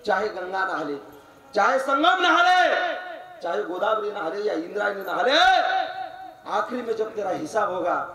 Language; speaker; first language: Hindi; non-native, local second language; Marathi